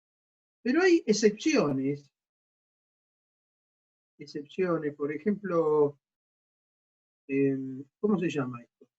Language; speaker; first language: Spanish; native; Spanish